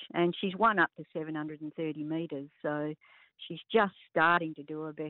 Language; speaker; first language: English; native; English